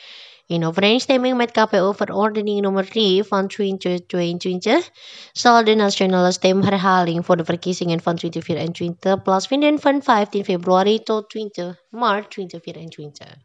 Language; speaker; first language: Dutch; non-native, fluent; Indonesian